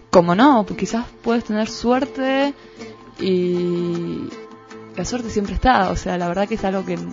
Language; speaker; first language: Spanish; native; Spanish